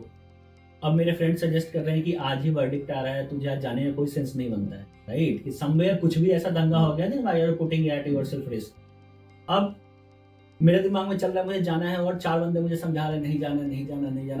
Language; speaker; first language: Hindi; native; Hindi